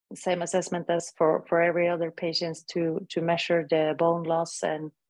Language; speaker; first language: English; non-native, fluent; Norwegian